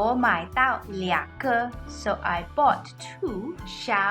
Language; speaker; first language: Chinese; non-native, learner; English